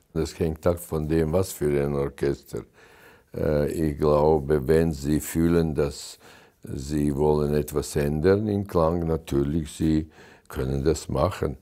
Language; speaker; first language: German; non-native, fluent; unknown